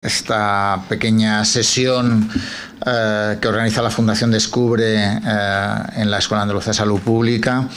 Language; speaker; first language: Spanish; native; Spanish